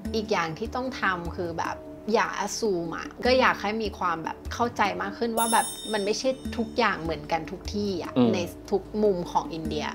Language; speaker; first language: Thai; native; Thai